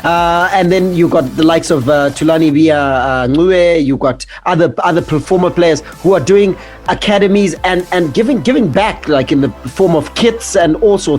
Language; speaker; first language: English; native; English